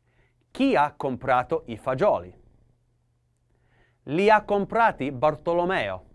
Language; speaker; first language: Italian; non-native, learner; English